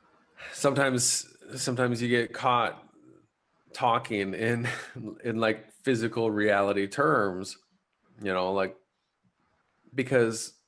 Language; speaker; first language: English; native; English